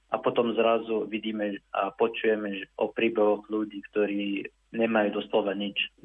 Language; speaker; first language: Slovak; non-native, fluent; Arabic